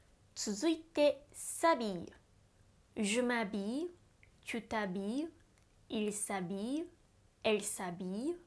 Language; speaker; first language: French; non-native, fluent; Japanese